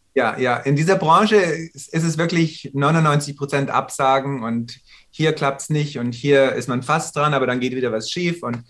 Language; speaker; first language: German; native; German